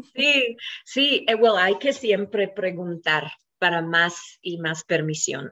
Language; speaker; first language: Spanish; non-native, fluent; Hebrew